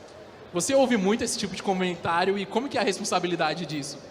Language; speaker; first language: Portuguese; native; Portuguese